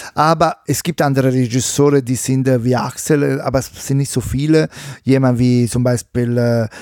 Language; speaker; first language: German; non-native, fluent; Italian